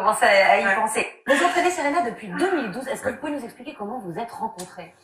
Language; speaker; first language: French; native; French